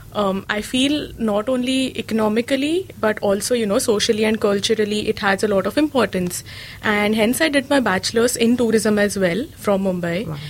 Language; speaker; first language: English; non-native, local second language; Marathi